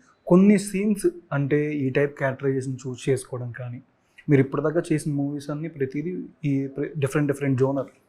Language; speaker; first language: Telugu; native; Telugu